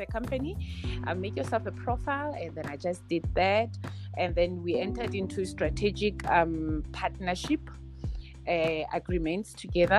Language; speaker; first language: English; non-native, local second language; Tswana